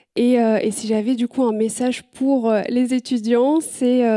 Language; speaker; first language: French; native; French